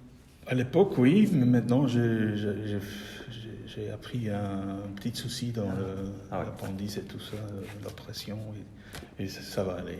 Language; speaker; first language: French; non-native, local second language; Dutch